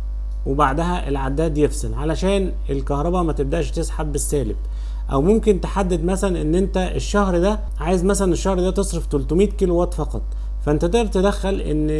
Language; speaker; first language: Arabic; native; Arabic